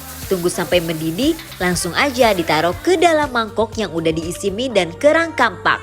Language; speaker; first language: Indonesian; native; Indonesian